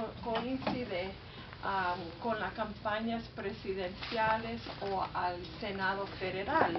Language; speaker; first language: Spanish; early bilingual, heritage; Spanish